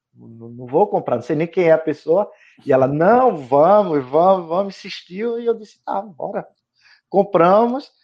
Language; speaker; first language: Portuguese; native; Portuguese